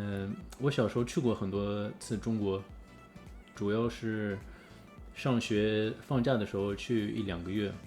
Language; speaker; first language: Chinese; early bilingual, heritage; English